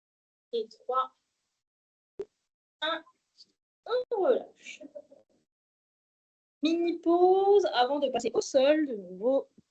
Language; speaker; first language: French; native; French